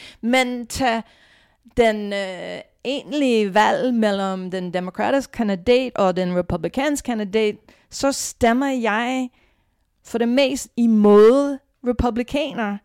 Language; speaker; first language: Danish; non-native, fluent; English